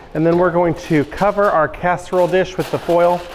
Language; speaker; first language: English; native; English